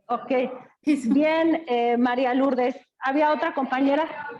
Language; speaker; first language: Spanish; native; Spanish